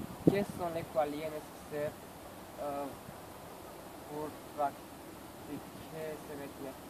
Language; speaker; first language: French; non-native, learner; Romanian